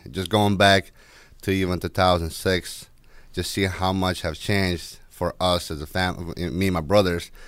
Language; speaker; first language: English; non-native, fluent; Ukrainian